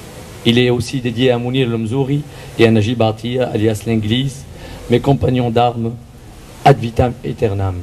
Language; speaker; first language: French; non-native, local second language; Arabic